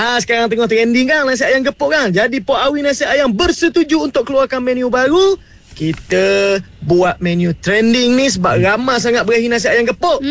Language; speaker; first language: Malay; native; Malay